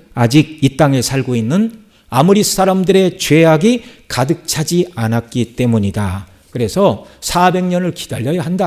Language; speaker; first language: Korean; native; Korean